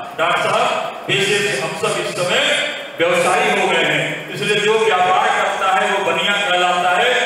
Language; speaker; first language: Hindi; native; Hindi